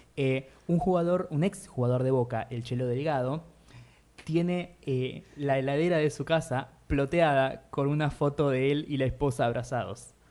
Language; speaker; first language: Spanish; native; Spanish